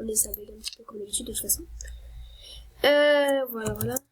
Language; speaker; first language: French; native; French